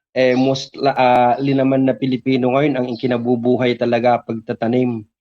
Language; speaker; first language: Filipino; non-native, local second language; Iloko